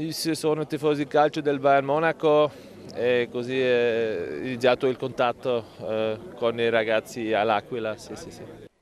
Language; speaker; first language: Italian; non-native, learner; German